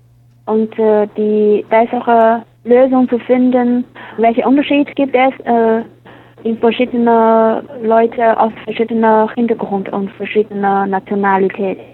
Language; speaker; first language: German; non-native, learner; Chinese